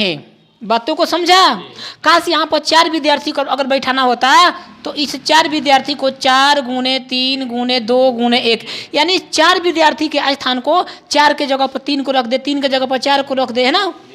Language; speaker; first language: Hindi; non-native, local second language; Bhojpuri